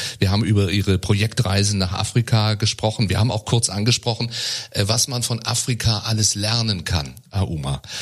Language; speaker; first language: German; native; German